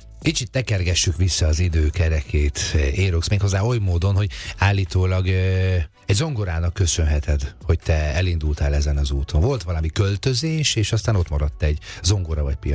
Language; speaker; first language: Hungarian; native; Hungarian